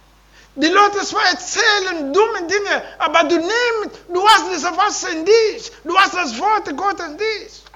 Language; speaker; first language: German; non-native, learner; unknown